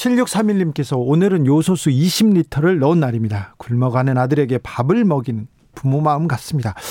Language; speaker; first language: Korean; native; Korean